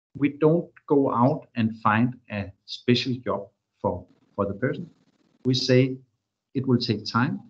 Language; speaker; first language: English; non-native, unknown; Danish